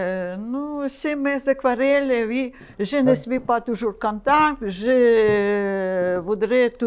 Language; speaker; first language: French; non-native, learner; Russian